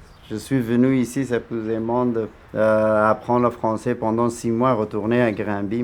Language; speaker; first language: French; non-native, fluent; Persian